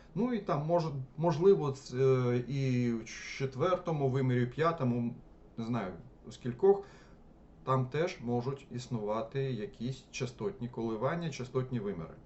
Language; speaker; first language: Ukrainian; non-native, local second language; Russian